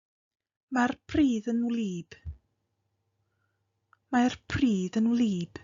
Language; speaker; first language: Welsh; non-native, local second language; English